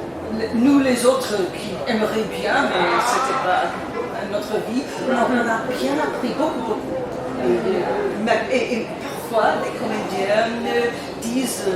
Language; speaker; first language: French; non-native, learner; English